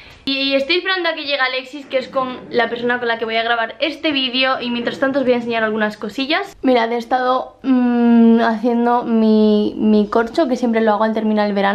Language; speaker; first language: Spanish; native; Spanish